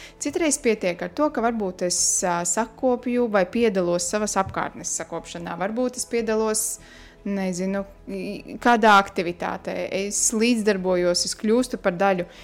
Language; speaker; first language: Latvian; native; Latvian